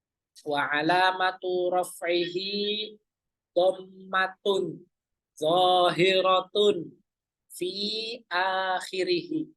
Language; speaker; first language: Arabic; non-native, fluent; Indonesian